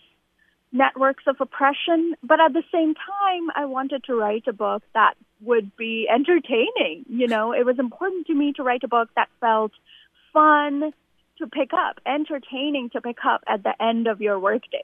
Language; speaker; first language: English; non-native, local second language; Bangla